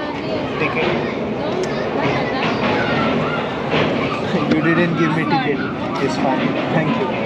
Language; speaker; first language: English; non-native, local second language; Hindi